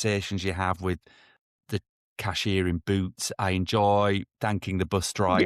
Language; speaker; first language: English; native; English